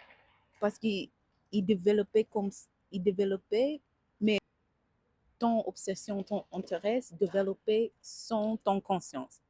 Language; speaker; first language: French; non-native, learner; English